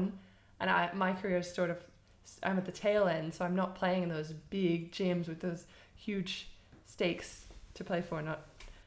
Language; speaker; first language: English; native; English